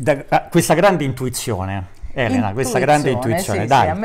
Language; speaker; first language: Italian; native; Italian